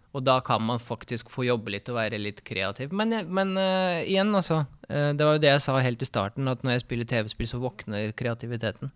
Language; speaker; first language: Norwegian; early bilingual, other home language; Russian